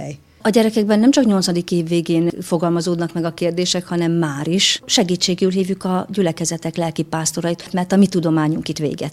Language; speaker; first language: Hungarian; native; Hungarian